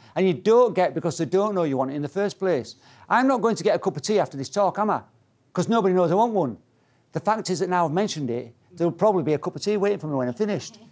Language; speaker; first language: English; native; English